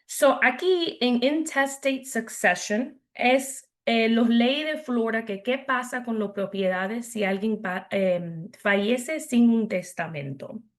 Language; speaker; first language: Spanish; early bilingual, heritage; English